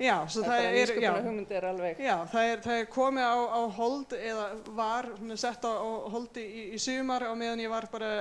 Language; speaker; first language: Icelandic; non-native, fluent; English